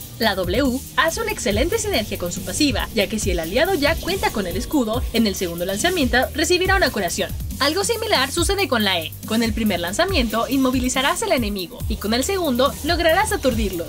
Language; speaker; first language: Spanish; native; Spanish